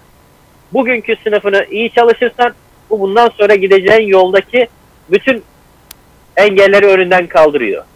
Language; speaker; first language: Turkish; native; Turkish